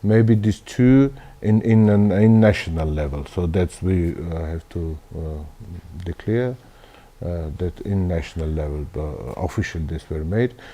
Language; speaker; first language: English; non-native, learner; Armenian